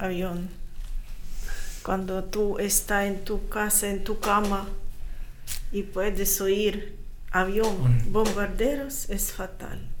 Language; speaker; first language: Spanish; non-native, learner; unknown